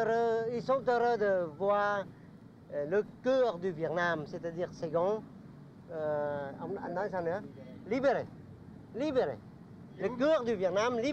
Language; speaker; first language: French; non-native, local second language; Vietnamese